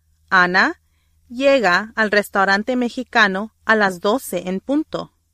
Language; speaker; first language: Spanish; non-native, learner; English